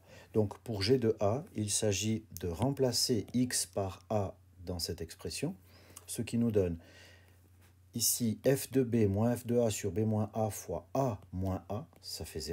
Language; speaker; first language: French; native; French